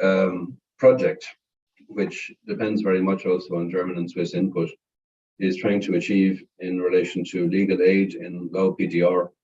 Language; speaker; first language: English; non-native, fluent; Irish